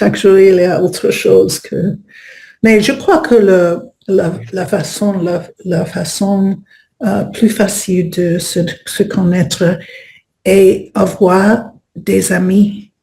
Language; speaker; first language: French; non-native, learner; Spanish